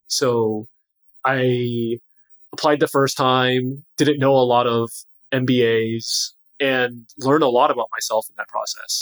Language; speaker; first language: English; native; English